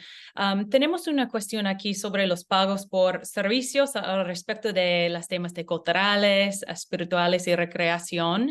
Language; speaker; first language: Spanish; non-native, learner; English